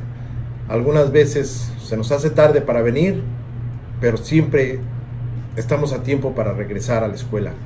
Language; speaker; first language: Spanish; native; Spanish